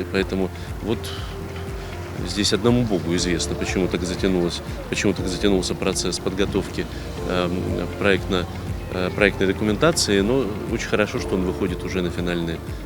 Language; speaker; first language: Russian; native; Russian